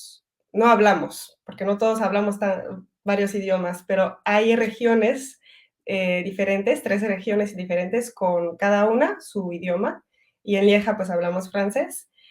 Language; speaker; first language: Spanish; early bilingual, heritage; French